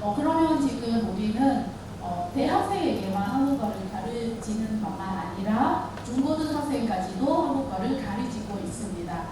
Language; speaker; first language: Korean; non-native, fluent; Vietnamese